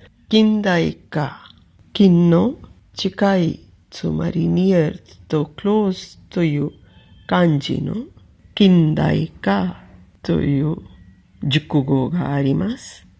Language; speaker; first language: Japanese; non-native, fluent; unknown